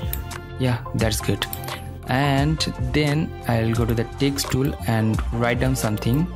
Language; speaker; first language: English; non-native, fluent; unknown